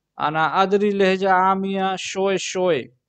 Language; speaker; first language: Arabic; non-native, learner; Urdu